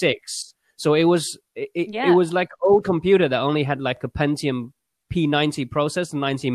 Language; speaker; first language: English; early bilingual, other home language; Chinese